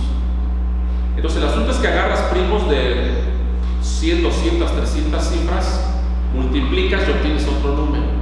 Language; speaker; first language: Spanish; native; Spanish